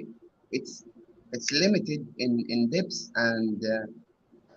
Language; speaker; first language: English; non-native, learner; Arabic